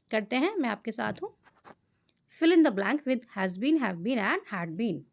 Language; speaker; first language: Hindi; native; Hindi